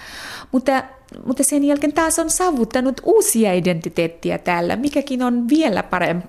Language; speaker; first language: Finnish; non-native, fluent; Bangla